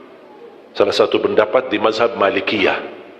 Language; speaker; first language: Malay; non-native, fluent; Arabic